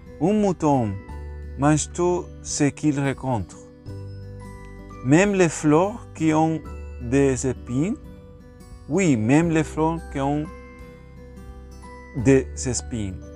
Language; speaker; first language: French; non-native, learner; Spanish